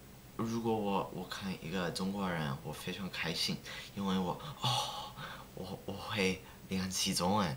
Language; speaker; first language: Chinese; non-native, learner; English